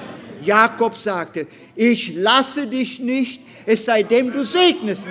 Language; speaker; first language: German; non-native, fluent; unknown